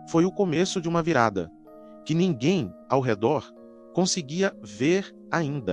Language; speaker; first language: Portuguese; native; Portuguese